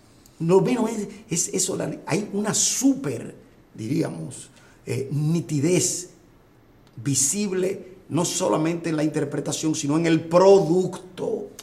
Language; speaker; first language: Spanish; native; Spanish